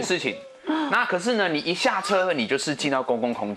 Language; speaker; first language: Chinese; non-native, fluent; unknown